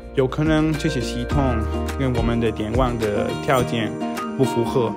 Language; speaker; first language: Chinese; non-native, fluent; Spanish